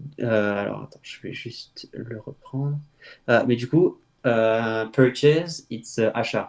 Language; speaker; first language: French; native; French